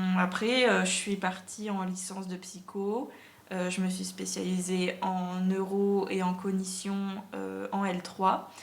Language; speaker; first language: French; native; French